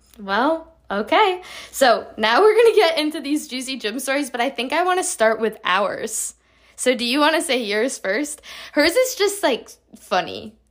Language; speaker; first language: English; native; English